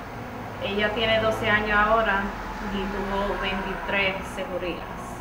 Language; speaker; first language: Spanish; early bilingual, heritage; Spanish